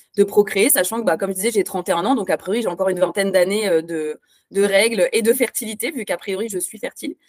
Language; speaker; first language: French; native; French